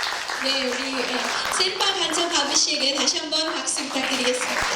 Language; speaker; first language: Korean; native; Korean